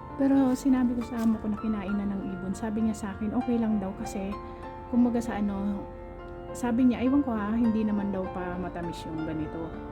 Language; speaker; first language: Filipino; non-native, local second language; Bikol